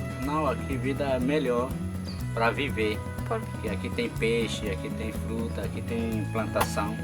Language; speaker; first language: Portuguese; non-native, local second language; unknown